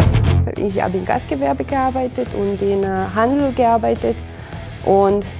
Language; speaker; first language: German; non-native, fluent; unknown